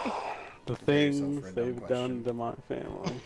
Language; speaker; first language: English; native; English